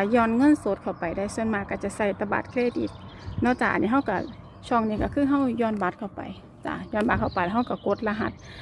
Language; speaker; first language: Thai; native; Thai